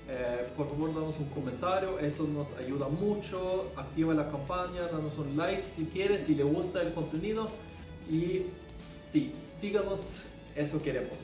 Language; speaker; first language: Spanish; non-native, fluent; Norwegian